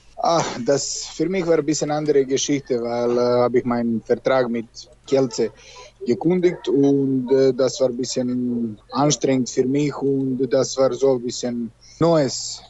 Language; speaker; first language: German; non-native, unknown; Serbian